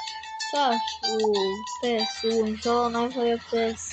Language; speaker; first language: Albanian; early bilingual, heritage; Albanian